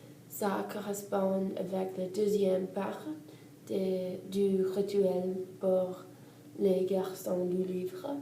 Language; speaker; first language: French; non-native, learner; English